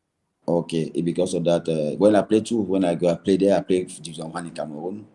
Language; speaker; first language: English; non-native, learner; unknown